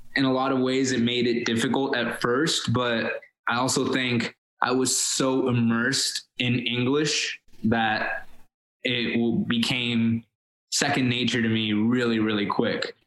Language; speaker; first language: English; early bilingual, other home language; Spanish